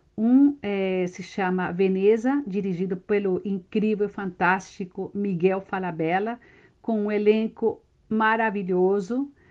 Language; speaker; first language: Portuguese; non-native, fluent; Spanish